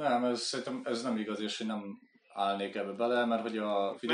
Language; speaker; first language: Hungarian; native; Hungarian